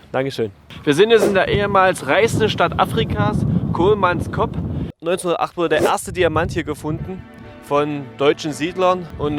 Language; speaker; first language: German; native; German